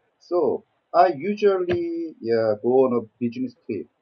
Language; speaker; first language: English; non-native, learner; Korean